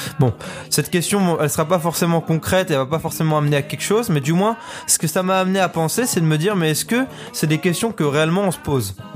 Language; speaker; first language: French; native; French